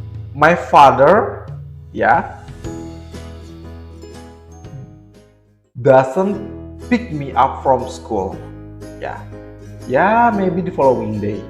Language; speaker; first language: English; non-native, learner; Indonesian